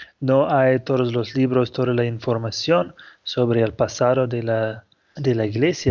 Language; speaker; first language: Spanish; non-native, fluent; English